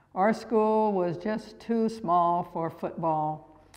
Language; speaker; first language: English; native; English